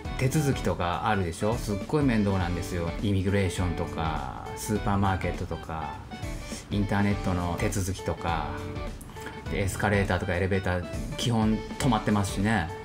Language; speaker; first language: Japanese; native; Japanese